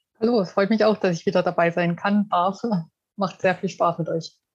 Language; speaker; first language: German; native; German